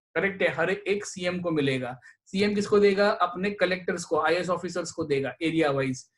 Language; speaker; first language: Hindi; non-native, local second language; Marathi